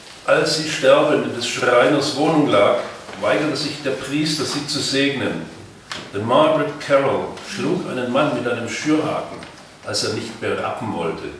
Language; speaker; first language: German; native; German